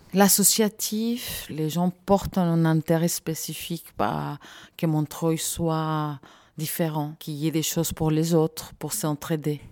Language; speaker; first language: French; non-native, fluent; Spanish